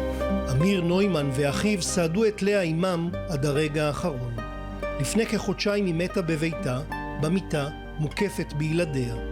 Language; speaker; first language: Hebrew; native; Hebrew